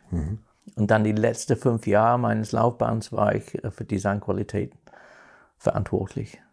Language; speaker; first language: German; non-native, fluent; English